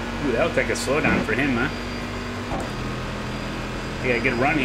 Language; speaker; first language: English; native; English